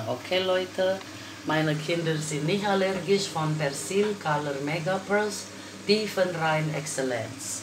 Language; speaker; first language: German; non-native, learner; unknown